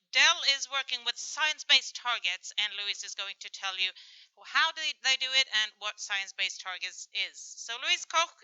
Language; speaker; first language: English; non-native, fluent; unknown